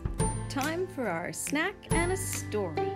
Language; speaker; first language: English; native; English